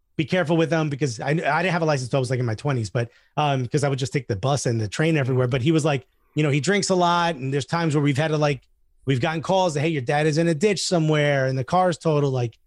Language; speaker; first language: English; native; English